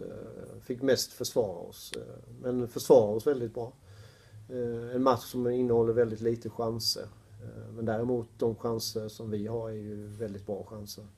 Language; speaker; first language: Swedish; native; Swedish